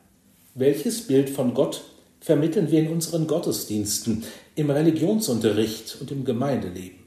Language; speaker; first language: German; native; German